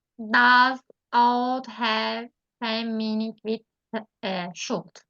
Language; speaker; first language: English; non-native, learner; Turkish